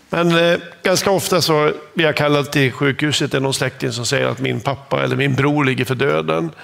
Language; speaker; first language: Swedish; native; Swedish